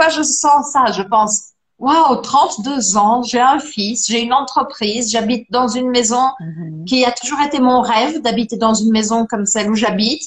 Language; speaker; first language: French; non-native, fluent; Portuguese